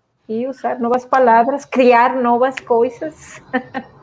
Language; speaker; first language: Portuguese; non-native, fluent; Spanish